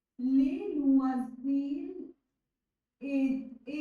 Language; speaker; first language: French; non-native, learner; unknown